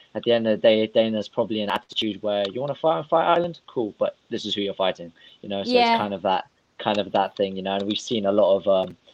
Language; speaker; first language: English; non-native, fluent; Russian